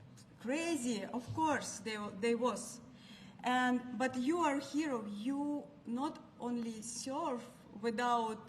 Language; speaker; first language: English; non-native, learner; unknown